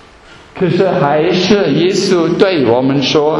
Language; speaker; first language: Chinese; non-native, fluent; German